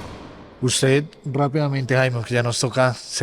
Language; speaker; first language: Spanish; native; Spanish